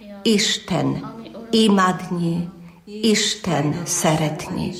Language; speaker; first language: Hungarian; non-native, learner; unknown